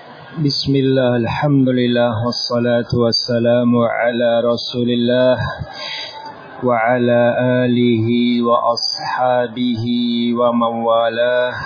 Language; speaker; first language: Arabic; non-native, fluent; Indonesian